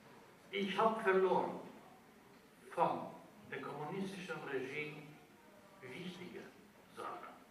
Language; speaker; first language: German; non-native, fluent; Albanian